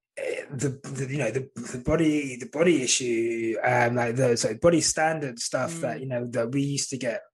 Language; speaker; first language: English; native; English